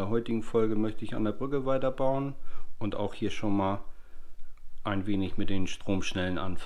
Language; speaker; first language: German; native; German